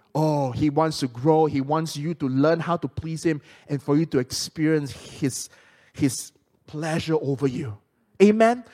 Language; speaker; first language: English; non-native, local second language; Min Nan Chinese